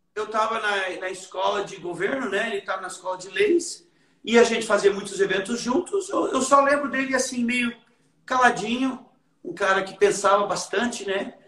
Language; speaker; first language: Portuguese; native; Portuguese